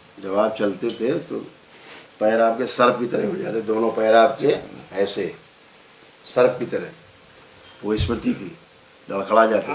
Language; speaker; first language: Hindi; native; Hindi